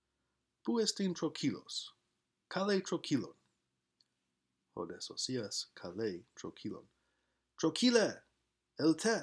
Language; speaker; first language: Greek; non-native, fluent; English